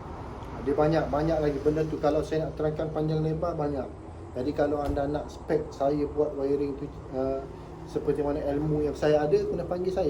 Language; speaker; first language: Malay; native; Malay